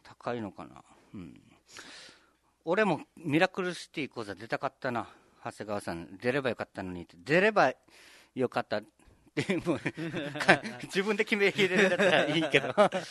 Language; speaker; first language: Japanese; native; Japanese